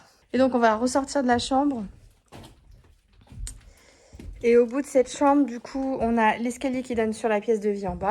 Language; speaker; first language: French; native; French